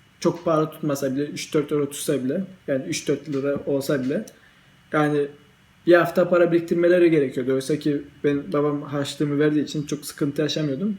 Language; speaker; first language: Turkish; early bilingual, heritage; Turkish